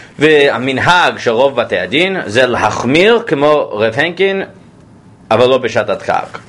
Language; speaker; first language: Hebrew; non-native, fluent; English